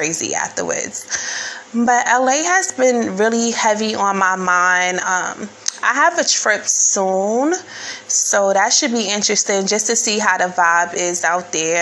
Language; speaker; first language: English; native; English